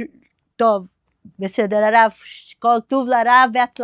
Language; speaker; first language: Hebrew; non-native, fluent; Portuguese